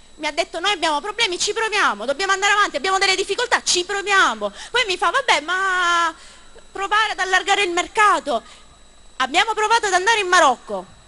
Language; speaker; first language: Italian; native; Italian